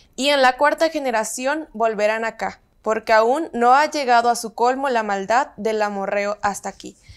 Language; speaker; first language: Spanish; native; Spanish